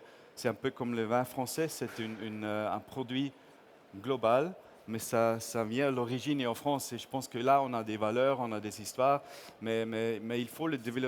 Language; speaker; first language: French; non-native, fluent; English